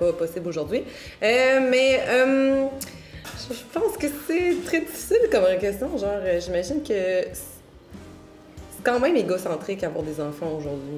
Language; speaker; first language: French; native; French